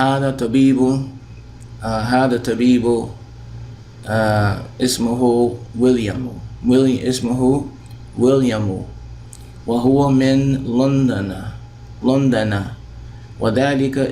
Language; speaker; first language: Arabic; non-native, fluent; English